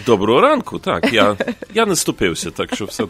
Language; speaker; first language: Ukrainian; early bilingual, heritage; Ukrainian